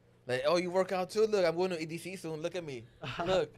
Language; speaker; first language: English; early bilingual, other home language; Spanish